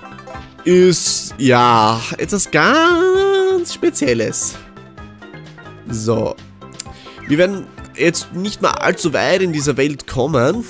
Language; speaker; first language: German; native; German